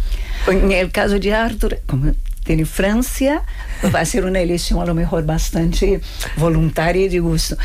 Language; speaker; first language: Spanish; non-native, fluent; Portuguese